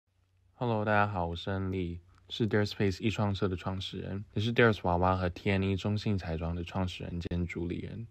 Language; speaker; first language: Chinese; native; Chinese